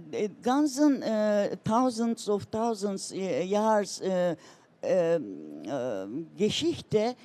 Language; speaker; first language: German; non-native, learner; Turkish